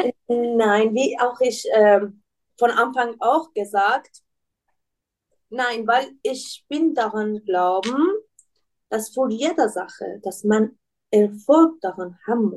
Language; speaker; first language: German; non-native, learner; Persian